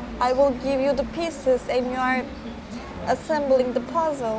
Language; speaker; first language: English; non-native, fluent; Turkish